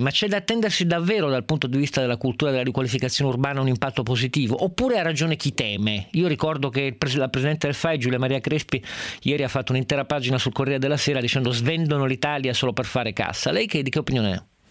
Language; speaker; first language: Italian; native; Italian